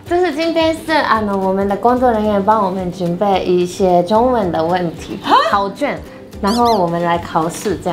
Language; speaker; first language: Chinese; non-native, fluent; Japanese